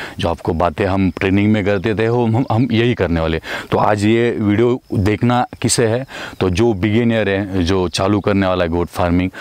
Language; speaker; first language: Hindi; non-native, local second language; Marathi